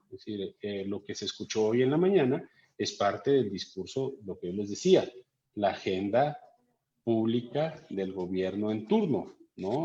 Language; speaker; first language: Spanish; native; Spanish